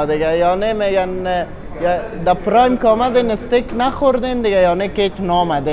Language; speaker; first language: Persian; native; Persian